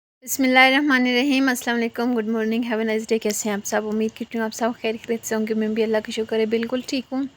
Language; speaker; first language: Urdu; non-native, local second language; Northern Hindko